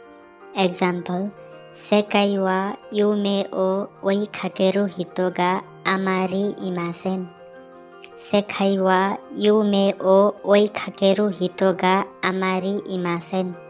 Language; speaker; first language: Japanese; non-native, learner; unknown